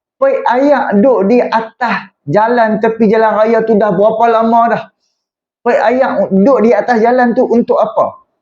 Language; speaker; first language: Malay; native; Malay